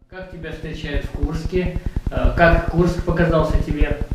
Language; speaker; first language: Russian; native; Russian